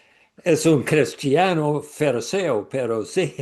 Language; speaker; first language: Spanish; non-native, learner; English